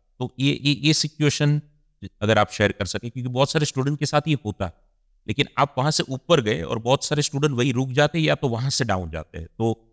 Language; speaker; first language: Hindi; non-native, local second language; Gujarati